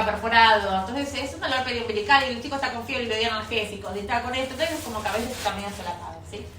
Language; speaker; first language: Spanish; native; Spanish